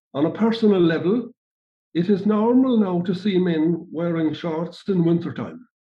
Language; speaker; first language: English; native; English